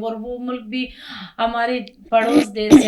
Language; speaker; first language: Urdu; non-native, fluent; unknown